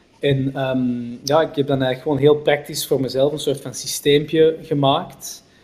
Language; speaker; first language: Dutch; native; Dutch